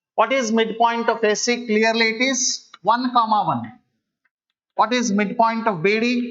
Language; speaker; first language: English; non-native, local second language; Kannada